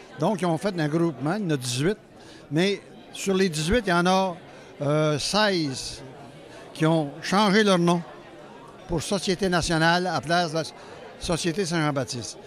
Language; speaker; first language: French; native; French